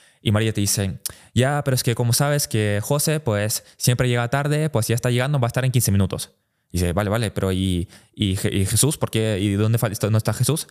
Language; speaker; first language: Spanish; early bilingual, other home language; Russian